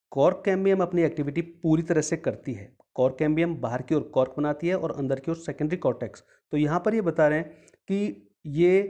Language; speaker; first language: Hindi; native; Hindi